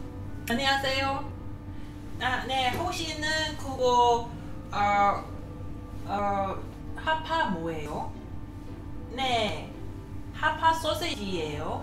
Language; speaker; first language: Korean; non-native, learner; Cantonese